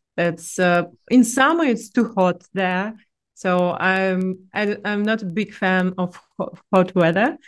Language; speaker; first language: English; non-native, fluent; Russian